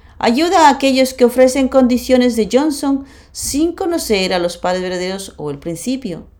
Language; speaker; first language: Spanish; non-native, fluent; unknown